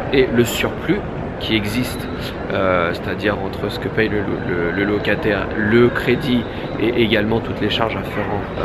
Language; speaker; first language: French; native; French